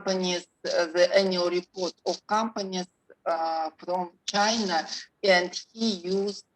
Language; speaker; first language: English; non-native, learner; Russian